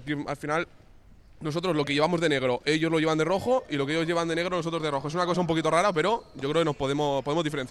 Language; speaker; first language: Spanish; native; Spanish